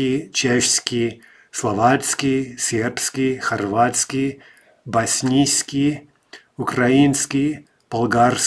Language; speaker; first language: Russian; non-native, fluent; English